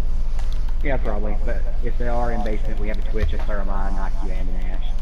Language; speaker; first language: English; native; English